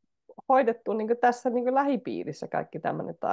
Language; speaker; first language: Finnish; native; Finnish